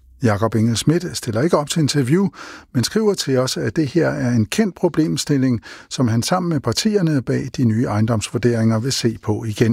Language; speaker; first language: Danish; native; Danish